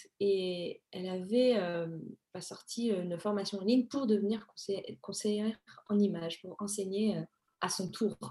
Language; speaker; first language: French; early bilingual, other home language; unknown